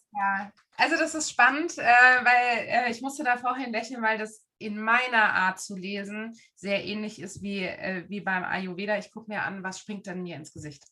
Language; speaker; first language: German; native; German